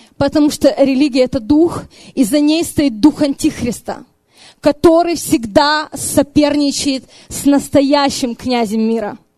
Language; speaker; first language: Russian; early bilingual, heritage; Russian